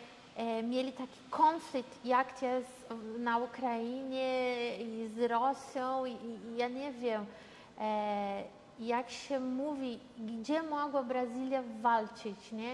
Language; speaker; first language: Polish; early bilingual, heritage; Portuguese